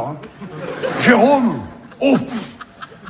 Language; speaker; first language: French; native; French